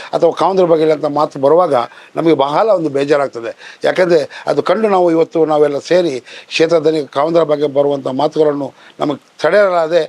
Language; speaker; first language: Kannada; non-native, local second language; Baluchi